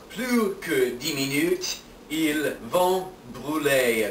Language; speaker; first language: French; non-native, fluent; English